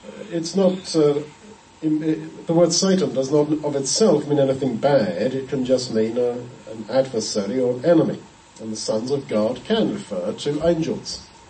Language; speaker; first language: English; native; English